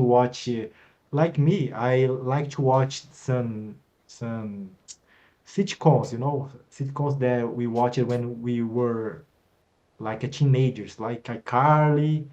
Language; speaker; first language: English; non-native, fluent; Portuguese